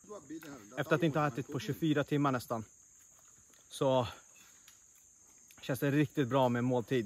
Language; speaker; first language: Swedish; native; Swedish